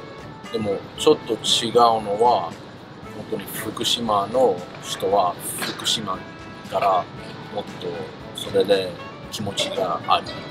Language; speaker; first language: Japanese; early bilingual, heritage; English